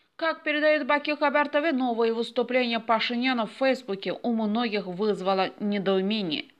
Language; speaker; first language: Russian; non-native, local second language; Azerbaijani